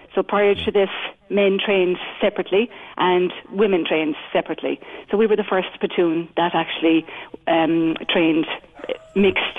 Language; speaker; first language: English; native; English